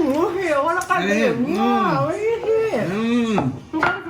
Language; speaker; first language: Japanese; native; Japanese